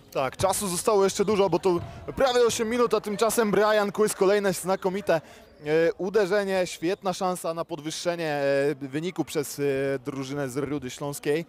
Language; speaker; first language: Polish; native; Polish